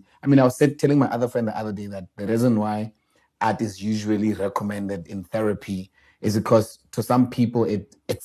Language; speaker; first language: English; non-native, local second language; Northern Sotho